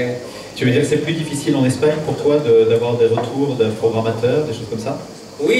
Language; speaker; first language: French; native; French